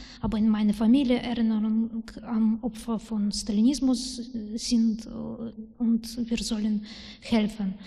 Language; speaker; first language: German; non-native, learner; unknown